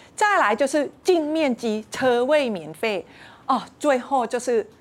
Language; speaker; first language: Chinese; non-native, fluent; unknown